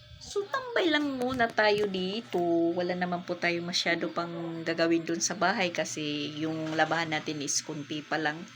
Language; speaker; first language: Filipino; non-native, local second language; Waray